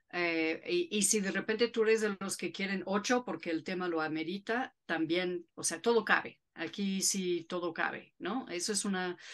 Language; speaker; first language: Spanish; non-native, fluent; English